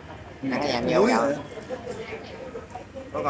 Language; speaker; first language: Vietnamese; native; Vietnamese